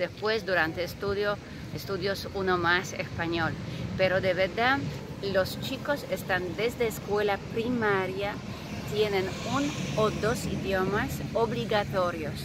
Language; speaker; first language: Spanish; non-native, fluent; Polish